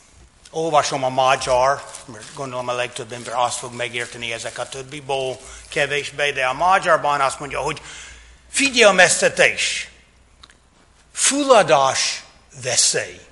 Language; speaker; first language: Hungarian; non-native, fluent; English